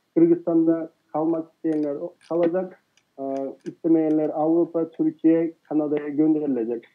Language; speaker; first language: Turkish; non-native, fluent; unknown